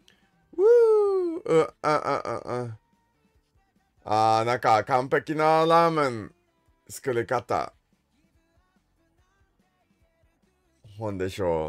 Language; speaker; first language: Japanese; non-native, learner; English